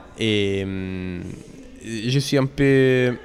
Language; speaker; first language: French; non-native, learner; Italian